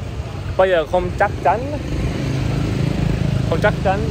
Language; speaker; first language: Vietnamese; non-native, learner; English